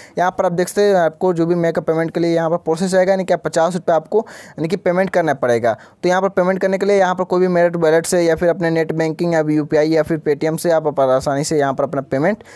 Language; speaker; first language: Hindi; native; Hindi